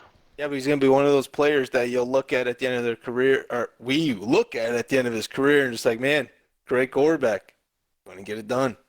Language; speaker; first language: English; native; English